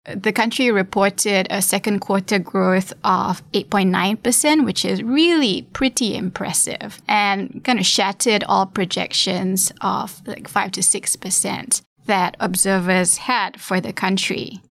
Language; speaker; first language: English; non-native, local second language; Malay